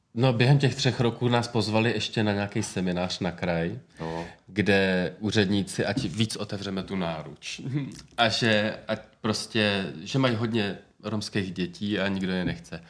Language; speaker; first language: Czech; native; Czech